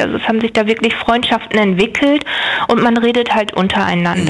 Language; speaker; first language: German; native; German